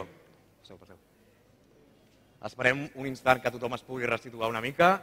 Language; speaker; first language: Catalan; native; Catalan